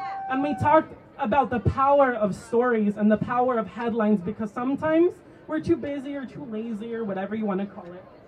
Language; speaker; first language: English; early bilingual, other home language; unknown